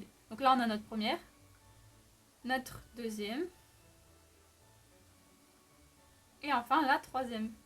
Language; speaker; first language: French; native; French